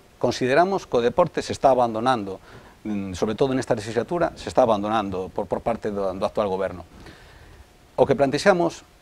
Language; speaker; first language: Galician; non-native, local second language; Spanish